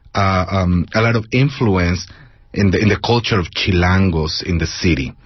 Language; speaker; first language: English; non-native, fluent; Spanish